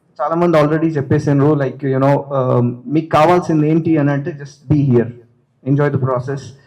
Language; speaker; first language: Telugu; native; Telugu